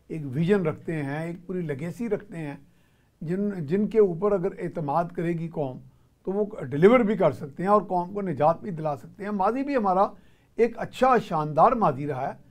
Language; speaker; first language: Urdu; native; Urdu